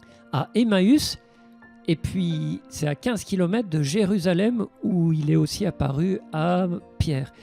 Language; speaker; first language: French; native; French